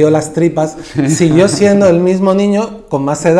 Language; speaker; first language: Spanish; native; Spanish